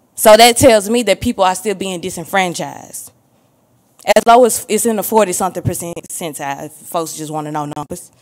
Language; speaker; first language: English; native; English